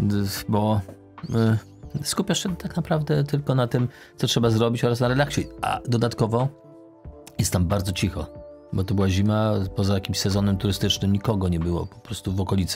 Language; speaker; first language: Polish; native; Polish